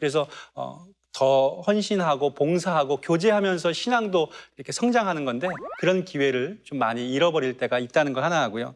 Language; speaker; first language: Korean; native; Korean